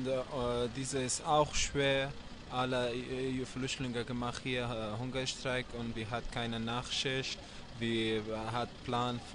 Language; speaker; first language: German; non-native, learner; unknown